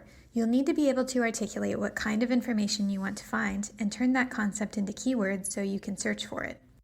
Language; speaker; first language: English; native; English